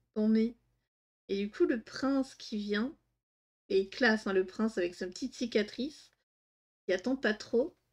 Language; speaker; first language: French; native; French